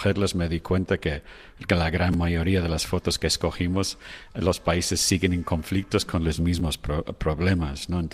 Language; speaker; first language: Spanish; non-native, fluent; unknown